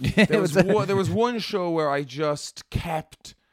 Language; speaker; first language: English; native; English